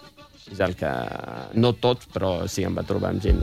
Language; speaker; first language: Catalan; non-native, fluent; Riffian